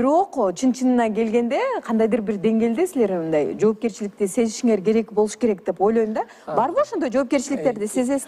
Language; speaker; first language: Kyrgyz; native; Kyrgyz